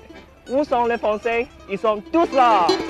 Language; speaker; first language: French; non-native, learner; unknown